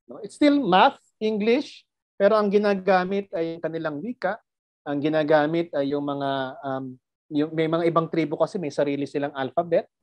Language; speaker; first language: Filipino; non-native, local second language; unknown